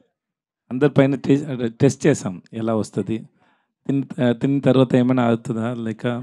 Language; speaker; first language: Telugu; non-native, learner; Tamil